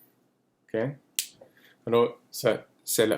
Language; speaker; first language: French; non-native, fluent; English